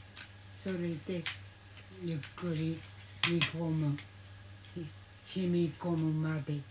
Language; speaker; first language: Japanese; native; Japanese